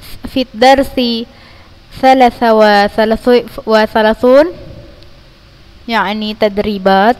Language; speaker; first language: Arabic; non-native, fluent; Indonesian